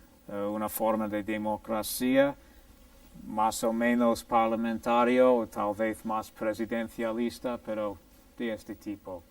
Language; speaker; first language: Spanish; non-native, fluent; English